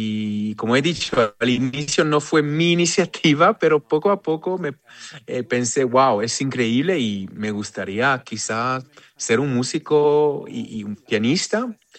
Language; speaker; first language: Spanish; non-native, fluent; Hebrew